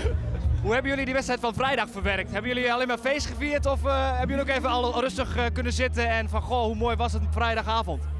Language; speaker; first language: Dutch; native; Dutch